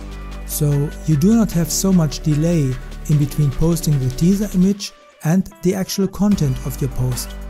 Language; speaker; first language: English; non-native, fluent; German